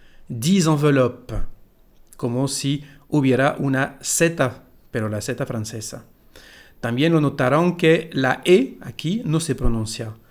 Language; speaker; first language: Spanish; non-native, fluent; French